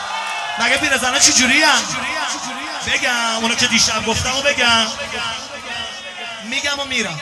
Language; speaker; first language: Persian; native; Persian